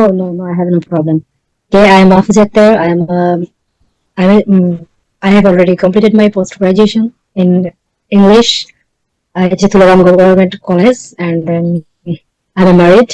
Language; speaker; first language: English; non-native, learner; Bangla